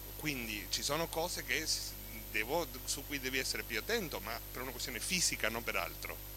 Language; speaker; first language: Italian; non-native, fluent; Spanish